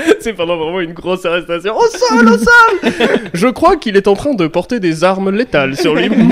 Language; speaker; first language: French; native; French